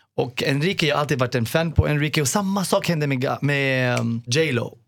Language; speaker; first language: Swedish; non-native, fluent; Arabic